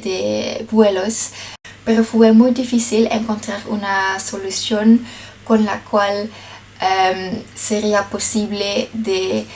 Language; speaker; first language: Spanish; non-native, learner; Dutch